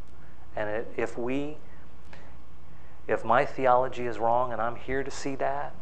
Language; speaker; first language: English; native; English